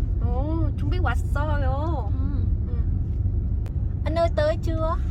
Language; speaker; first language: Korean; non-native, learner; Vietnamese